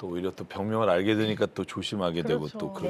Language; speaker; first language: Korean; native; Korean